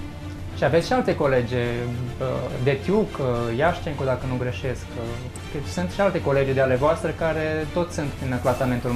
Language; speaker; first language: Romanian; native; Romanian